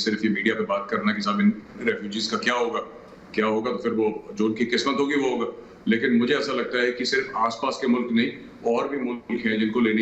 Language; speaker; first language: Hindi; native; Hindi